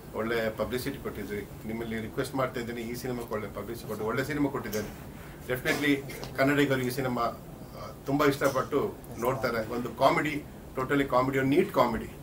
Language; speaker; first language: Kannada; non-native, local second language; Tulu